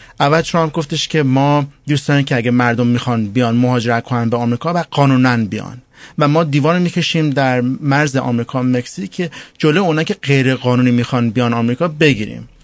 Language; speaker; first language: Persian; early bilingual, heritage; Persian